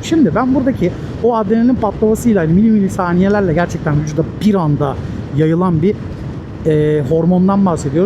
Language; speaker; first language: Turkish; native; Turkish